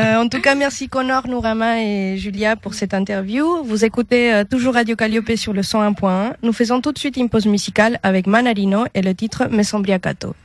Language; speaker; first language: French; non-native, fluent; Spanish